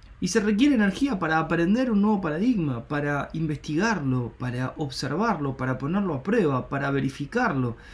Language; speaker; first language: Spanish; native; Spanish